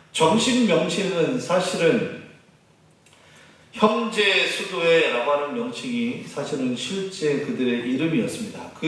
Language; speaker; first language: Korean; native; Korean